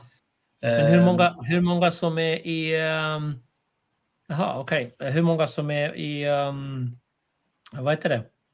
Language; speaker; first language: Swedish; non-native, fluent; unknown